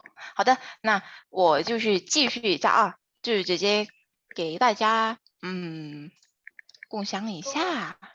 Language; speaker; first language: Chinese; non-native, fluent; Indonesian